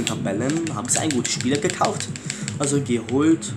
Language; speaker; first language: German; early bilingual, other home language; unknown